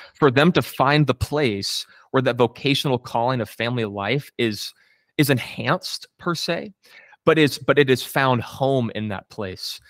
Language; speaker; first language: English; native; English